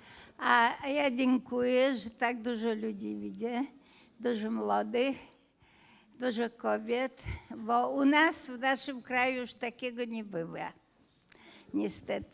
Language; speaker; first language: Polish; non-native, fluent; Hungarian